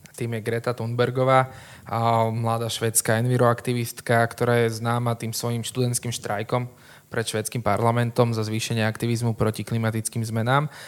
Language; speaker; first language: Slovak; native; Slovak